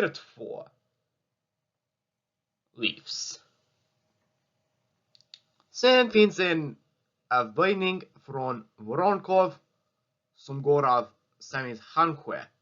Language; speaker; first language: Swedish; non-native, learner; English